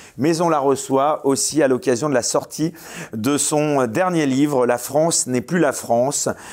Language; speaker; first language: French; native; French